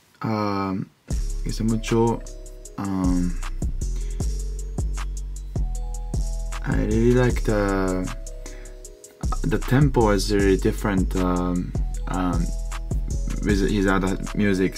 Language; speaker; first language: English; non-native, fluent; Japanese